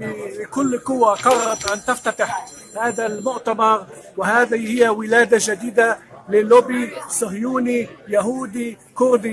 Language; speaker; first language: Arabic; non-native, fluent; Hebrew